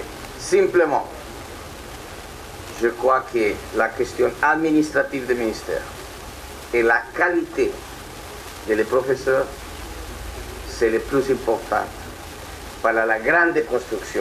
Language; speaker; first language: French; non-native, learner; Spanish